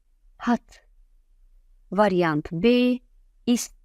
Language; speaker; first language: German; non-native, fluent; Azerbaijani